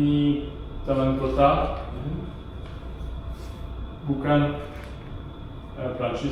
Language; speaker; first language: Indonesian; non-native, learner; English